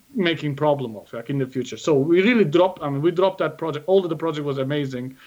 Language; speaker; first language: English; non-native, fluent; Azerbaijani